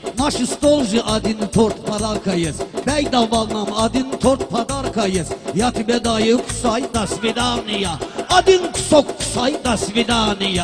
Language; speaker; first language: Russian; non-native, learner; Talysh